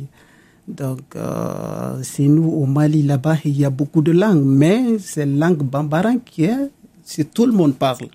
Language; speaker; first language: French; non-native, local second language; Mandingo